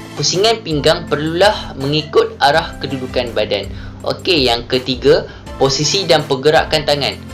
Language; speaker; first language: Malay; native; Malay